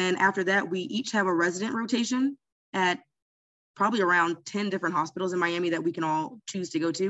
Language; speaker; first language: English; native; English